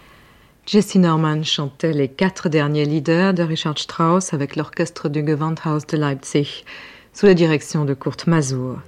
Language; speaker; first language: French; native; French